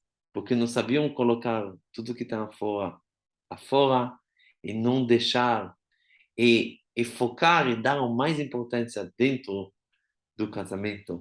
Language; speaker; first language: Portuguese; non-native, fluent; Hebrew